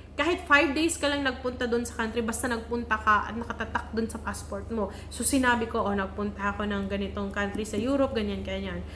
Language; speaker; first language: Filipino; non-native, local second language; Cebuano